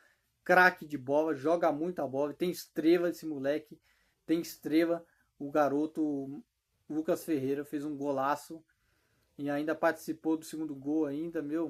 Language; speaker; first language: Portuguese; native; Portuguese